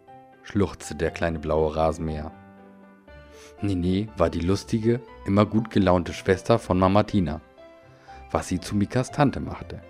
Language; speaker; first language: German; native; German